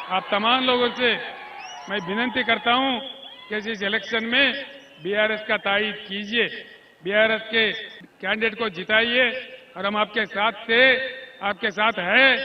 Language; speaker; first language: Hindi; non-native, local second language; Telugu